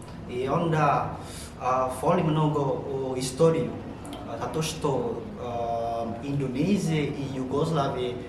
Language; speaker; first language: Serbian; non-native, learner; Indonesian